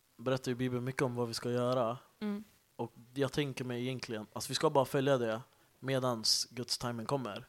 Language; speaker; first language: Swedish; early bilingual, other home language; Tigrinya